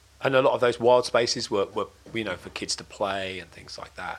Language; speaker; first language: English; native; English